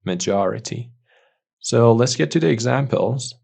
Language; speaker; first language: English; non-native, fluent; Persian